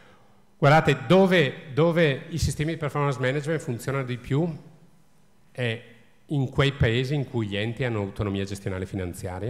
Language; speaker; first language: Italian; native; Italian